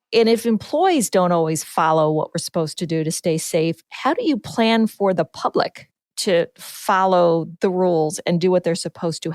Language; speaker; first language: English; native; English